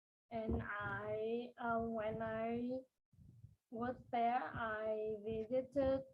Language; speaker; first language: English; non-native, learner; Vietnamese